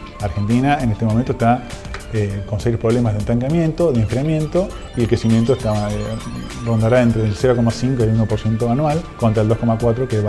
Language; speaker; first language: Spanish; native; Spanish